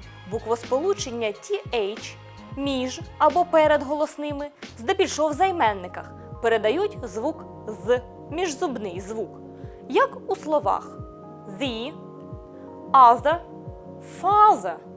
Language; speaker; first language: Ukrainian; native; Ukrainian